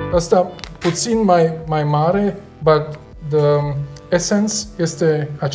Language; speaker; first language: Romanian; non-native, learner; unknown